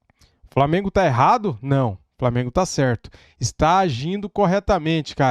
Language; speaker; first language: Portuguese; native; Portuguese